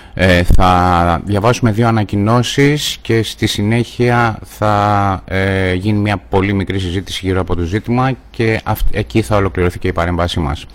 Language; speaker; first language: Greek; native; Greek